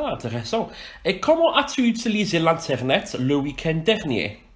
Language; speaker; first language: French; non-native, fluent; Welsh